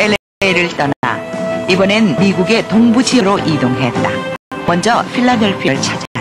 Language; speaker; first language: Korean; native; Korean